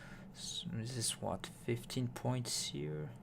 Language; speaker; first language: English; non-native, fluent; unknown